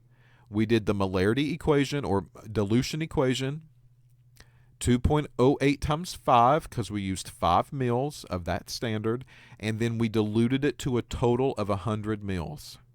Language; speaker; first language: English; native; English